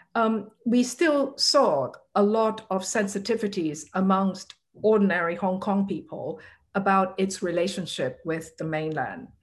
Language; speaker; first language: English; non-native, local second language; Cantonese